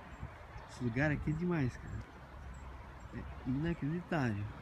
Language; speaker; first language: Portuguese; native; Portuguese